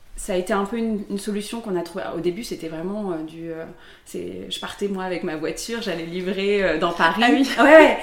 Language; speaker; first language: French; native; French